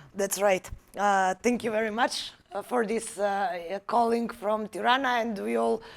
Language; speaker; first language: English; non-native, fluent; Macedonian